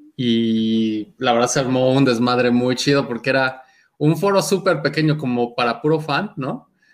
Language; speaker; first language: Spanish; native; Spanish